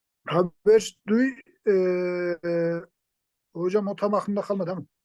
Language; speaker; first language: Turkish; native; Turkish